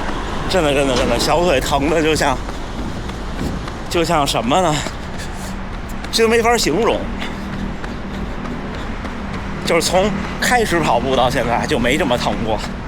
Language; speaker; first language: Chinese; native; Chinese